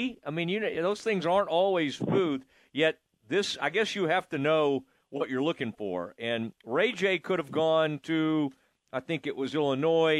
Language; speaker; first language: English; native; English